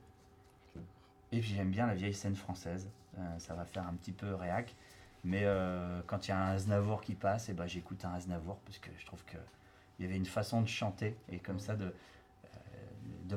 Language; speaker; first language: French; native; French